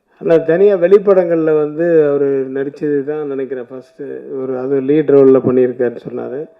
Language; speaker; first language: Tamil; native; Tamil